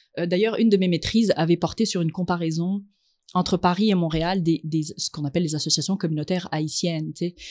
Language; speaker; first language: French; early bilingual, other home language; Arabic